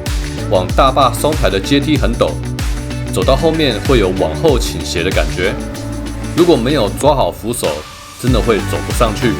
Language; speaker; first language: Chinese; native; Chinese